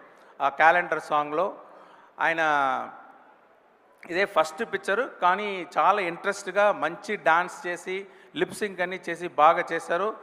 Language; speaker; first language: Telugu; non-native, fluent; Tamil